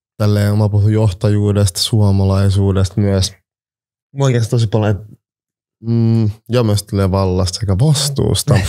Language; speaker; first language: Finnish; early bilingual, other home language; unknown